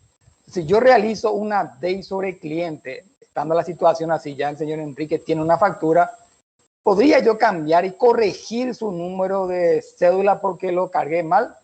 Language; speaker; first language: Spanish; native; Spanish